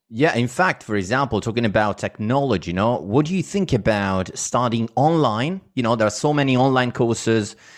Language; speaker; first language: English; non-native, fluent; Italian